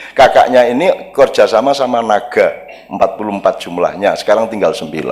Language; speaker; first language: Indonesian; non-native, local second language; Javanese